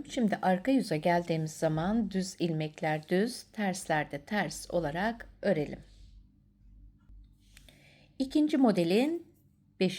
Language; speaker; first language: Turkish; native; Turkish